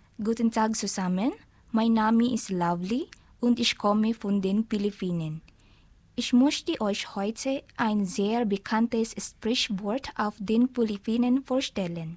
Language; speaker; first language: German; non-native, learner; Filipino